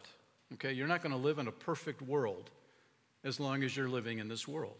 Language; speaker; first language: English; native; English